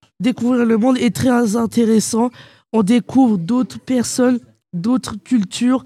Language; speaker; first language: French; early bilingual, other home language; Arabic